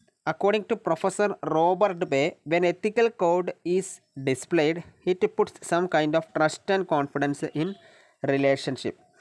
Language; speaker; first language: English; non-native, local second language; Malayalam